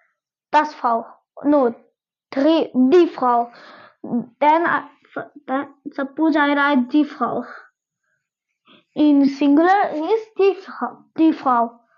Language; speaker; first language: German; non-native, learner; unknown